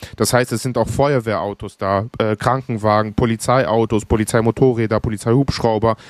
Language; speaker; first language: German; early bilingual, other home language; Greek